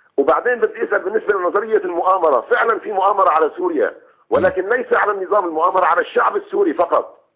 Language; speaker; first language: Arabic; native; Arabic